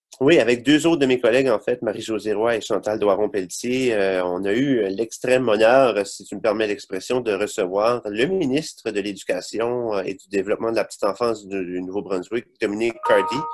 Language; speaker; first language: French; native; French